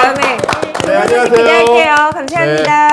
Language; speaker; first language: Korean; native; Korean